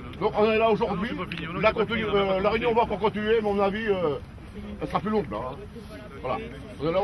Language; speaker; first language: French; native; French